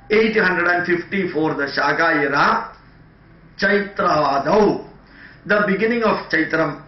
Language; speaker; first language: English; non-native, local second language; Malayalam